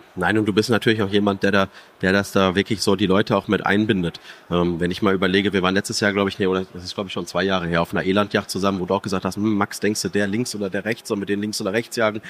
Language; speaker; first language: German; native; German